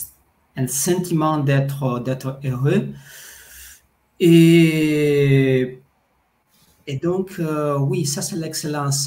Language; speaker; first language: French; non-native, fluent; Italian